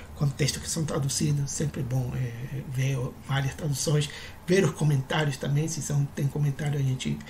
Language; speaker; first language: Portuguese; non-native, fluent; Spanish